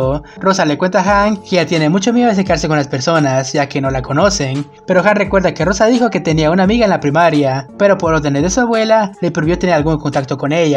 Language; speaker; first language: Spanish; native; Spanish